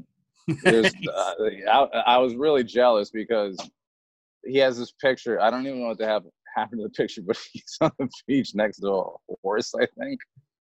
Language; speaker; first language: English; native; English